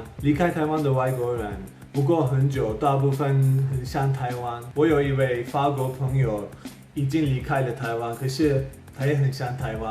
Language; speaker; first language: Chinese; non-native, fluent; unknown